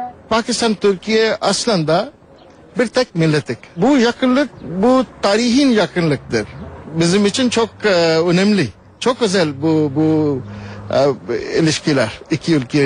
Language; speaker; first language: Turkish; non-native, learner; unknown